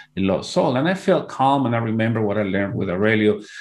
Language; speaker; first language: English; non-native, fluent; Spanish